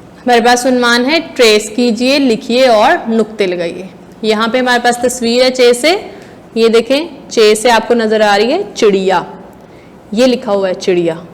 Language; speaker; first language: Hindi; non-native, local second language; Punjabi